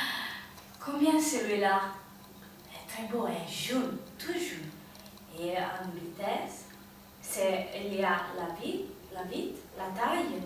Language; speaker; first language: French; non-native, learner; Spanish